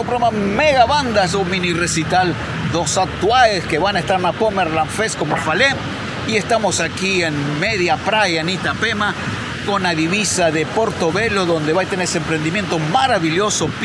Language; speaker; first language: Spanish; non-native, learner; Portuguese